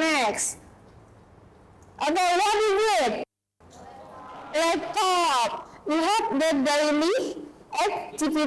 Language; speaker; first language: English; non-native, learner; Indonesian